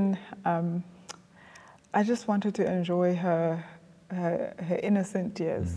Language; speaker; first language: English; non-native, local second language; Zulu